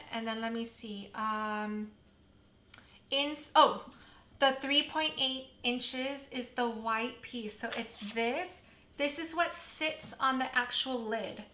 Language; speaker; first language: English; native; English